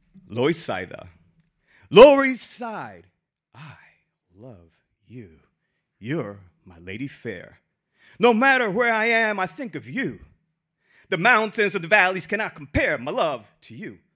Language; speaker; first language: English; native; English